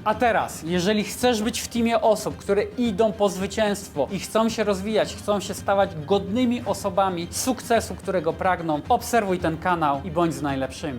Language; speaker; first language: Polish; native; Polish